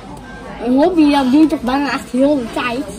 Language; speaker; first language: Dutch; early bilingual, other home language; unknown